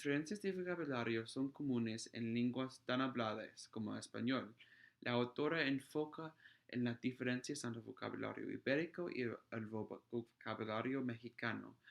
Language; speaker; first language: Spanish; non-native, fluent; English